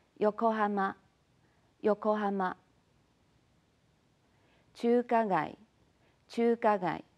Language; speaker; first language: Japanese; non-native, fluent; Chinese